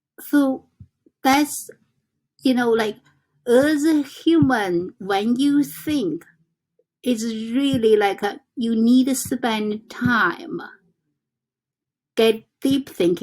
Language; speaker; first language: English; non-native, fluent; Chinese